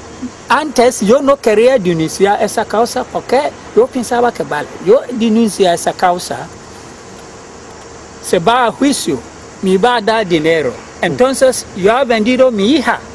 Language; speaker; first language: Spanish; non-native, learner; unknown